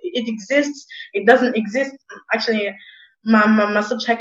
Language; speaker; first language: English; non-native, local second language; Arabic